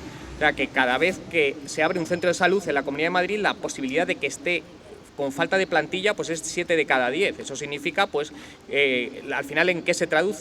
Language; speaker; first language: Spanish; native; Spanish